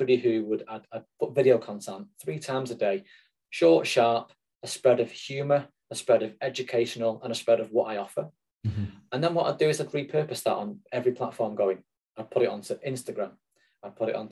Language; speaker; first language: English; native; English